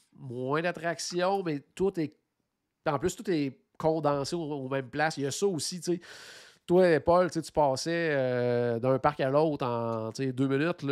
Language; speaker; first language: French; native; French